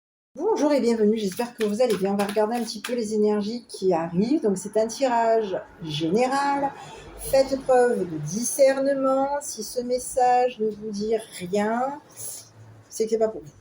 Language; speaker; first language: French; native; French